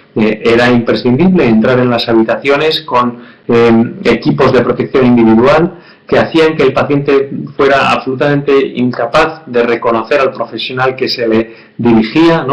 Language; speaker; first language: Spanish; native; Spanish